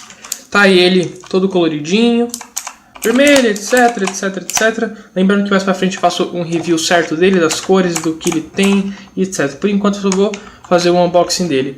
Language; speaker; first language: Portuguese; native; Portuguese